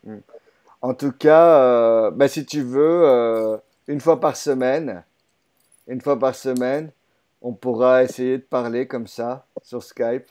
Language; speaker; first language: French; native; French